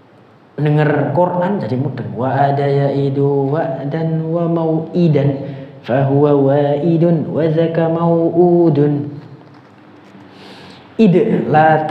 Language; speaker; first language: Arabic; non-native, fluent; Indonesian